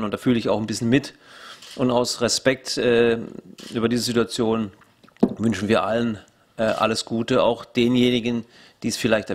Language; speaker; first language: German; native; German